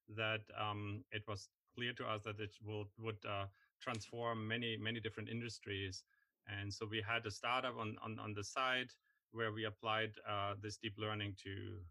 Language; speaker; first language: English; non-native, fluent; German